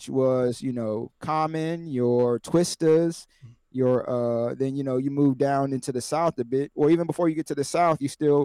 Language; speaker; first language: English; native; English